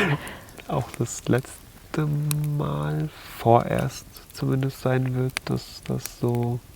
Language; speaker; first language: German; native; German